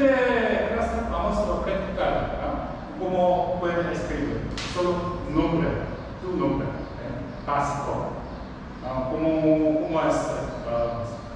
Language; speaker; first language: Spanish; non-native, learner; Korean